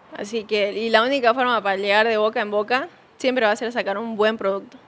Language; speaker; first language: Spanish; native; Spanish